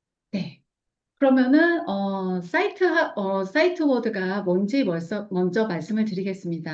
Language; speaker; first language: Korean; native; Korean